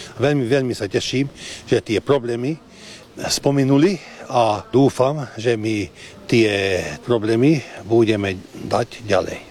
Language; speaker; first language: Slovak; non-native, local second language; Hungarian